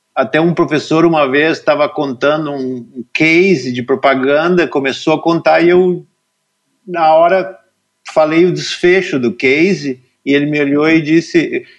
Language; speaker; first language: Portuguese; native; Portuguese